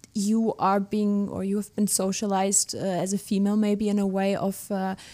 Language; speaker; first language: English; non-native, fluent; German